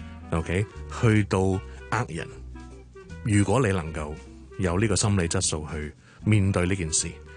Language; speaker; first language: Cantonese; native; Cantonese